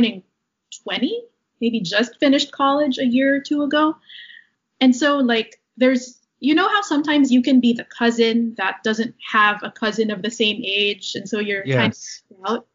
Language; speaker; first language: English; non-native, local second language; Filipino